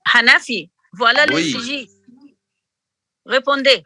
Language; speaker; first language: French; non-native, learner; Arabic